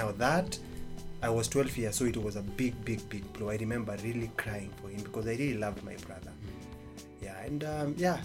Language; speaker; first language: English; non-native, local second language; Embu